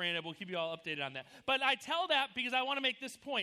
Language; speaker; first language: English; native; English